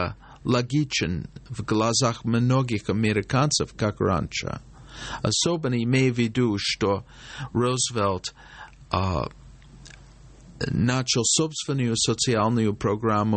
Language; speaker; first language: Russian; non-native, fluent; English